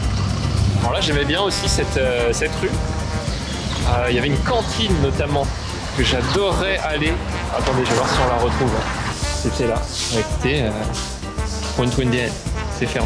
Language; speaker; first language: French; native; French